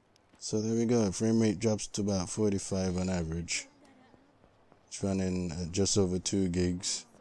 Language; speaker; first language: English; native; English